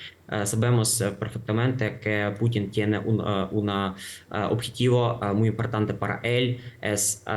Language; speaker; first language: Spanish; non-native, fluent; Ukrainian